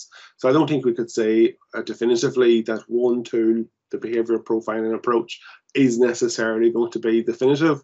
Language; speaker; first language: English; native; English